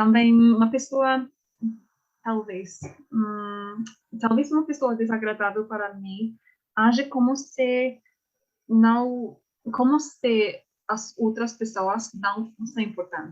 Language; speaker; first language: Portuguese; non-native, learner; English